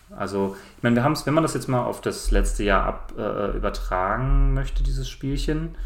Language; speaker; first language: German; native; German